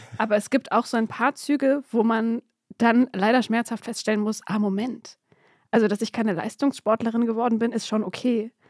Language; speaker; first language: German; native; German